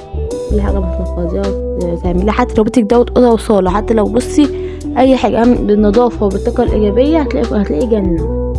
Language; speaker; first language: Arabic; native; Arabic